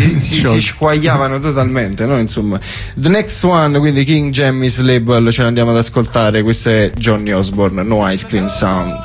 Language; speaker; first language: Italian; native; Italian